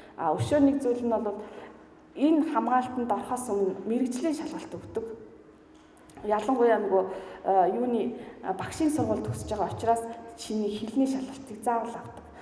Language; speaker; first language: Mongolian; native; Mongolian